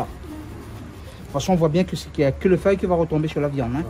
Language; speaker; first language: French; non-native, local second language; Réunion Creole French